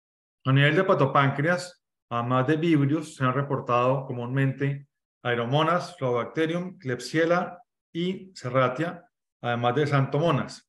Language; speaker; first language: Spanish; native; Spanish